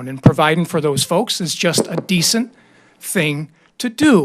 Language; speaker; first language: English; native; English